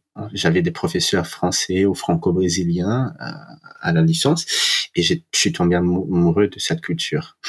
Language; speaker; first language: French; non-native, fluent; Portuguese